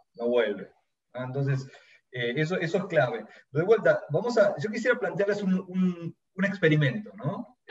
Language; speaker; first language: Spanish; native; Spanish